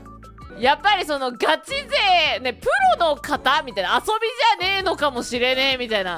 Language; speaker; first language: Japanese; native; Japanese